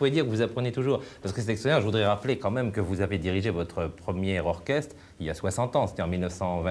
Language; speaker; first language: French; native; French